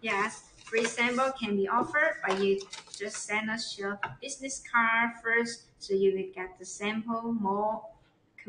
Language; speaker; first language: English; non-native, learner; Chinese